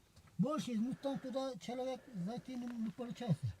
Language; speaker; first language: Russian; non-native, local second language; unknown